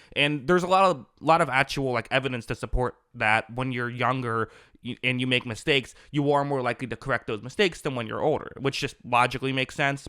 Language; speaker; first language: English; native; English